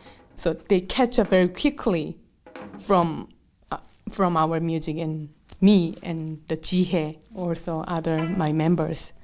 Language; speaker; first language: English; non-native, learner; Korean